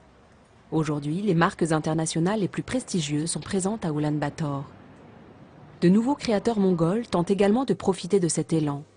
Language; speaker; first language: French; native; French